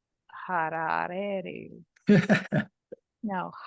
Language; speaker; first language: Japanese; non-native, learner; English